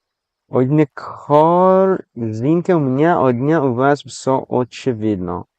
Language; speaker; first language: Russian; non-native, learner; English